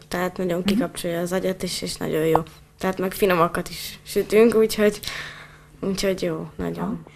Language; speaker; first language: Hungarian; native; Hungarian